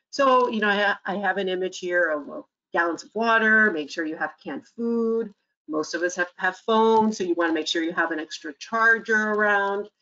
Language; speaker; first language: English; native; English